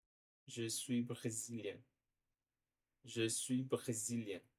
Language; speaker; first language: French; non-native, learner; Portuguese